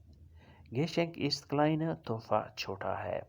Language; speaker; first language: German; non-native, learner; Urdu